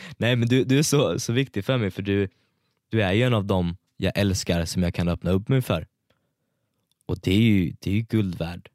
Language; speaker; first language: Swedish; early bilingual, other home language; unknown